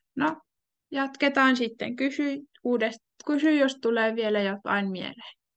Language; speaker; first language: Finnish; native; Finnish